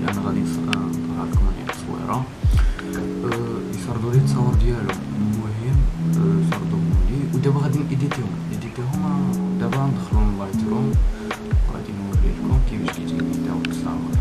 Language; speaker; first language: Arabic; native; Arabic